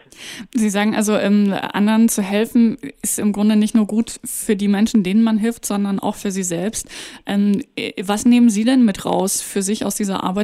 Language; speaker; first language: German; native; German